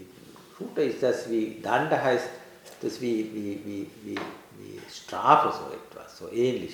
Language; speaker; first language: German; non-native, learner; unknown